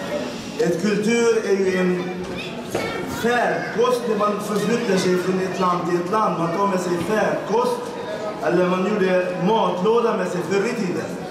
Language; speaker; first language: Swedish; non-native, fluent; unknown